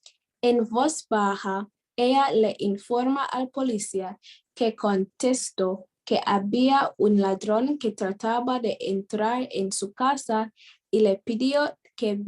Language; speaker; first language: Spanish; non-native, fluent; English